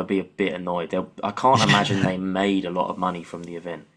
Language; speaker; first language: English; native; English